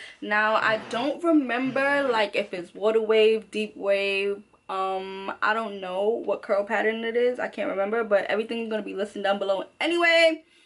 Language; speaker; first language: English; native; English